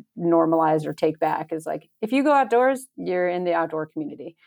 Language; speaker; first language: English; native; English